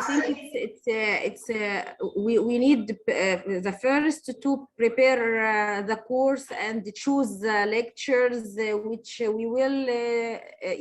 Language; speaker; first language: English; non-native, learner; Arabic